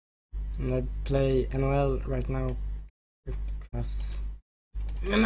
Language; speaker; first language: English; non-native, learner; Swedish